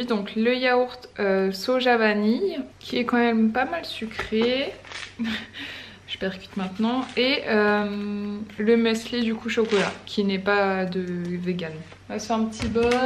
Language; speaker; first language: French; native; French